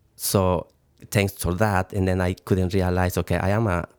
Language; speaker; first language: English; non-native, learner; Spanish